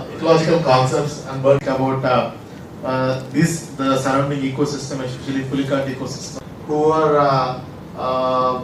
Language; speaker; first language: English; non-native, local second language; Telugu